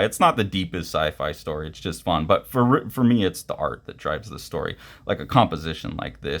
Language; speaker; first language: English; native; English